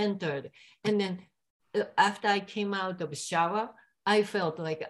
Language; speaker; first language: English; non-native, fluent; Japanese